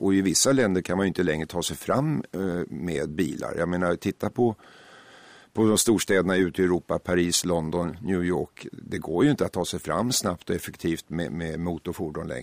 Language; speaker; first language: Swedish; native; Swedish